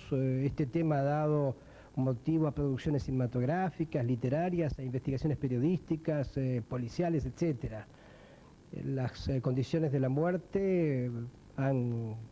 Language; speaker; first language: Spanish; native; Spanish